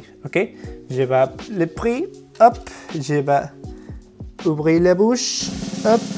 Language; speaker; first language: French; non-native, fluent; Spanish